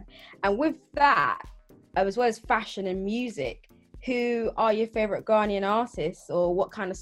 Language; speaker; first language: English; native; English